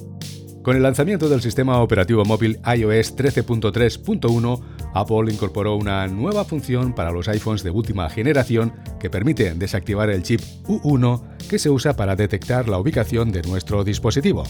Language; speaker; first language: Spanish; native; Spanish